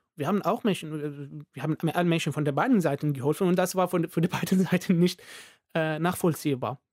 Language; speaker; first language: German; non-native, fluent; Arabic